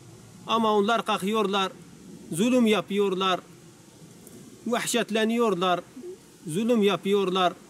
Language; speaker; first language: Turkish; non-native, local second language; Arabic